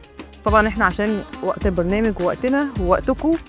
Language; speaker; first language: Arabic; native; Arabic